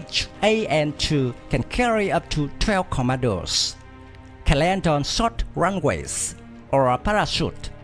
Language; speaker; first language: English; non-native, fluent; Vietnamese